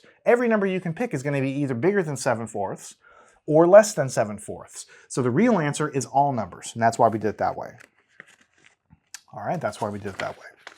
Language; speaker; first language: English; native; English